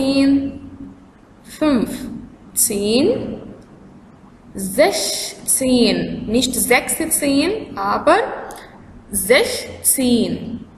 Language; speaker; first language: German; non-native, learner; Arabic